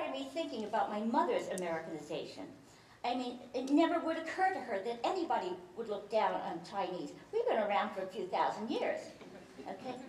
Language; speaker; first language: English; early bilingual, other home language; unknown